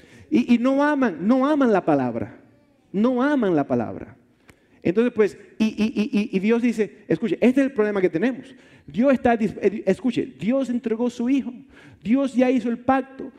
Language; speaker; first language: Spanish; early bilingual, heritage; Spanish